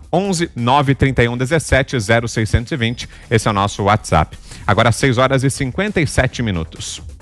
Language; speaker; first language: Portuguese; native; Portuguese